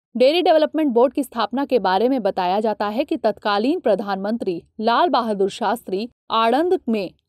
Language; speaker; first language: Hindi; native; Hindi